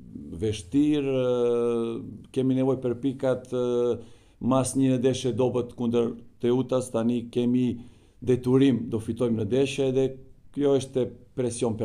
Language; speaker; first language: Albanian; non-native, learner; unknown